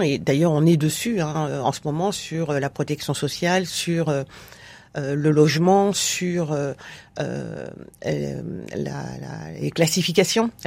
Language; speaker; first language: French; native; French